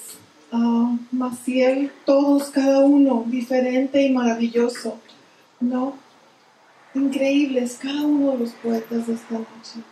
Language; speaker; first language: Spanish; early bilingual, heritage; Spanish